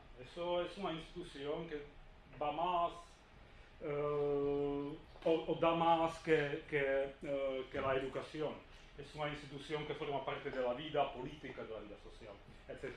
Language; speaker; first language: Spanish; non-native, fluent; Czech